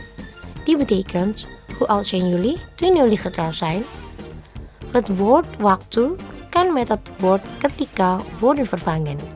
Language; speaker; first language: Dutch; non-native, learner; Indonesian